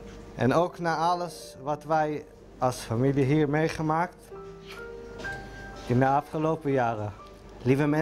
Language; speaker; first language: Dutch; non-native, fluent; Hebrew